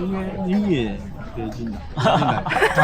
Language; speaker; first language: Chinese; non-native, learner; Japanese